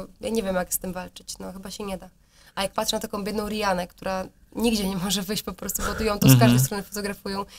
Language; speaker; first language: Polish; native; Polish